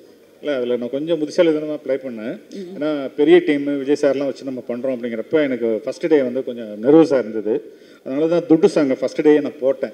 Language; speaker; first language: Tamil; native; Tamil